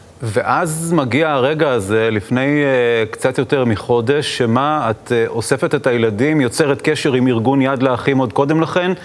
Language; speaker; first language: Hebrew; native; Hebrew